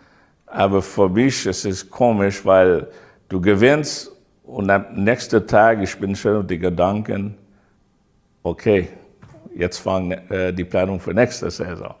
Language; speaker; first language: German; non-native, fluent; English